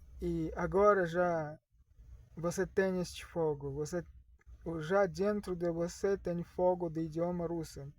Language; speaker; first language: Portuguese; non-native, learner; Russian